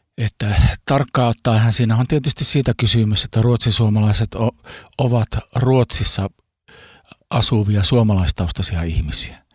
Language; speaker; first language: Finnish; early bilingual, heritage; Finnish